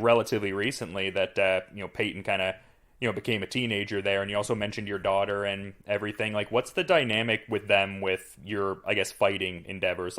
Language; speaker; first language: English; native; English